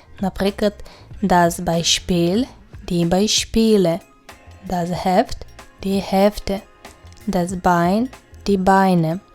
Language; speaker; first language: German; non-native, fluent; Ukrainian